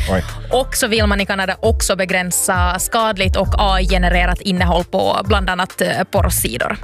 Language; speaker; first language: Swedish; native; Swedish